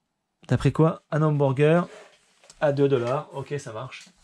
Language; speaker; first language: French; native; French